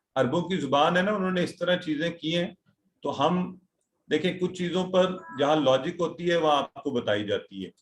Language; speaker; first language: Urdu; native; Urdu